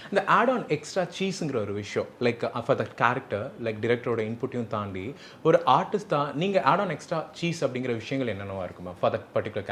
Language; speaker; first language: Tamil; native; Tamil